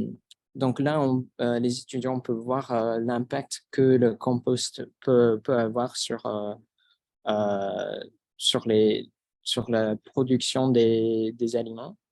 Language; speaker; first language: French; non-native, fluent; English